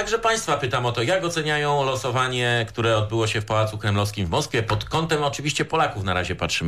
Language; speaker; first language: Polish; native; Polish